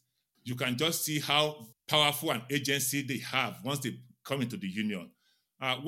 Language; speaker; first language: English; non-native, local second language; Yoruba